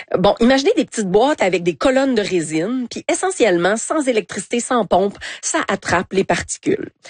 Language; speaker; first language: French; native; French